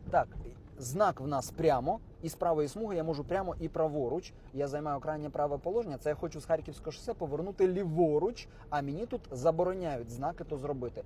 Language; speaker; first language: Ukrainian; native; Ukrainian